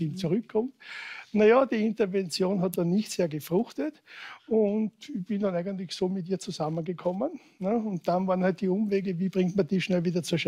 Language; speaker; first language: German; native; German